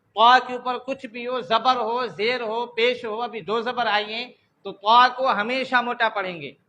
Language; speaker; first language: Urdu; non-native, local second language; Sindhi